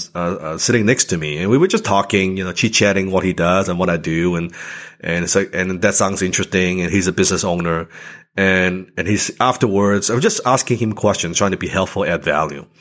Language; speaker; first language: English; non-native, local second language; Cantonese